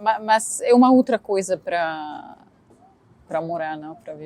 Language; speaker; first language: Portuguese; non-native, fluent; Arabic